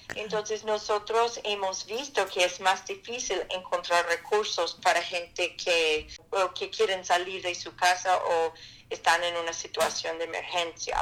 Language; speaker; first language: Spanish; non-native, fluent; English